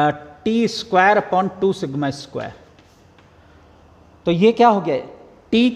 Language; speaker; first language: Hindi; native; Hindi